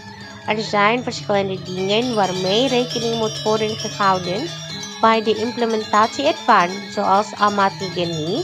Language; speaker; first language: Dutch; non-native, fluent; Indonesian